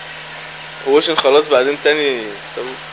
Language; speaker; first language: Arabic; non-native, learner; Tamil